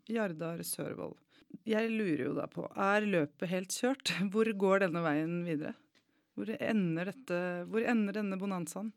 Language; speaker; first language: Norwegian; native; Norwegian